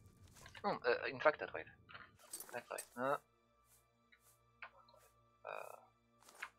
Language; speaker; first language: Japanese; non-native, learner; French